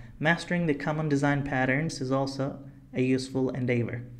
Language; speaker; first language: English; non-native, fluent; Turkish